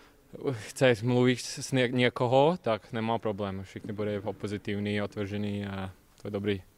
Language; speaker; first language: Czech; non-native, learner; Latvian